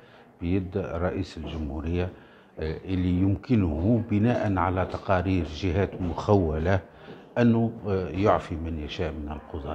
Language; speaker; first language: Arabic; native; Arabic